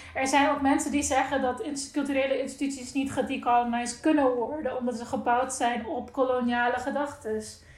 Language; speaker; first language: Dutch; non-native, local second language; Papiamento